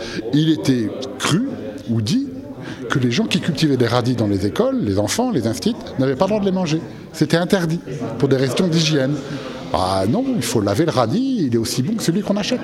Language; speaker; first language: French; native; French